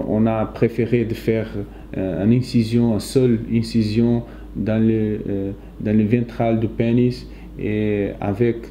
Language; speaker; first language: French; non-native, fluent; Portuguese